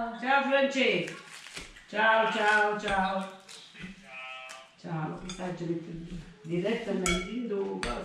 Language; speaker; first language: Italian; native; Italian